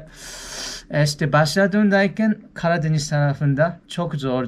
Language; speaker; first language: Turkish; non-native, learner; Japanese